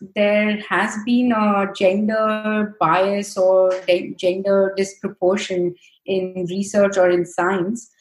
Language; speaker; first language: English; non-native, local second language; Hindi